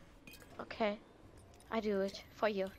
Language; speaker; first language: English; non-native, learner; German